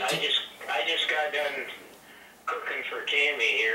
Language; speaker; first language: English; native; English